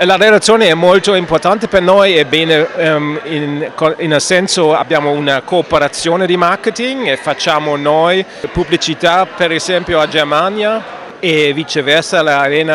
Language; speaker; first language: Italian; non-native, learner; German